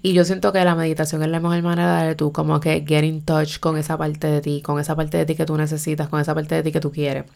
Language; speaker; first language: Spanish; native; Spanish